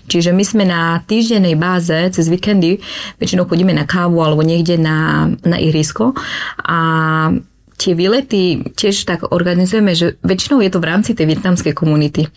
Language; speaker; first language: Slovak; early bilingual, other home language; Vietnamese